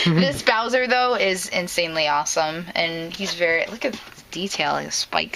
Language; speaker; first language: English; native; English